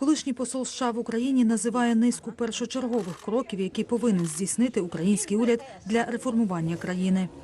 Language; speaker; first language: Ukrainian; native; Ukrainian